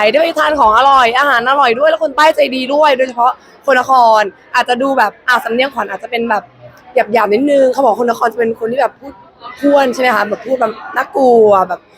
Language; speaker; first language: Thai; native; Thai